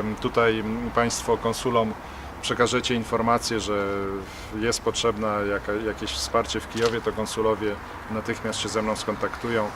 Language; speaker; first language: Polish; native; Polish